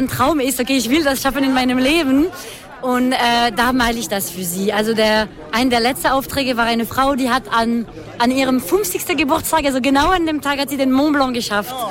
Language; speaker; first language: German; non-native, fluent; French